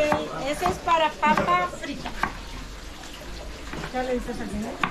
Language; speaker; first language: Spanish; native; Spanish